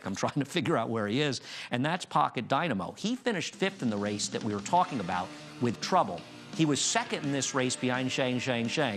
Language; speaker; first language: English; native; English